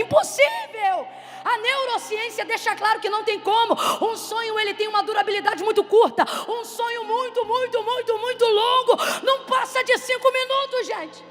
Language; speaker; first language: Portuguese; native; Portuguese